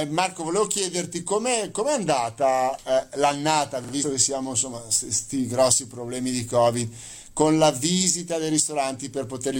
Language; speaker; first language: Italian; native; Italian